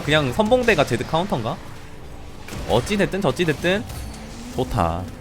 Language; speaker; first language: Korean; native; Korean